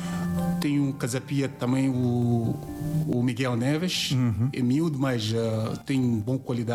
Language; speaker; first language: Portuguese; non-native, learner; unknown